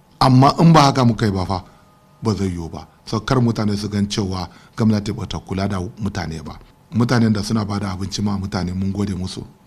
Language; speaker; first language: Hausa; non-native, local second language; Kanuri